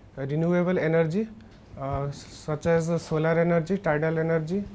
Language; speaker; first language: English; non-native, local second language; Odia